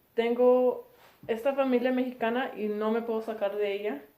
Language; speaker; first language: Spanish; early bilingual, heritage; Spanish